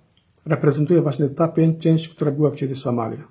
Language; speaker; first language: Polish; non-native, fluent; Somali